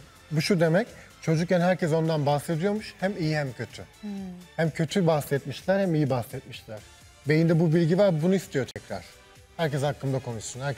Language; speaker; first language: Turkish; native; Turkish